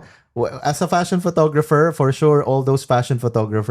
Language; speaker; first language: English; non-native, local second language; Filipino